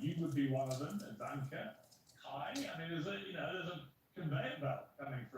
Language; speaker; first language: English; native; English